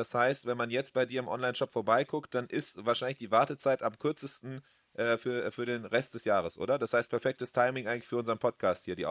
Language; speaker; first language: German; native; German